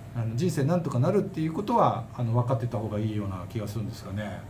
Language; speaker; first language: Japanese; native; Japanese